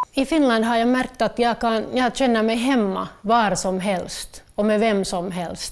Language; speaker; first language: Swedish; non-native, local second language; Finnish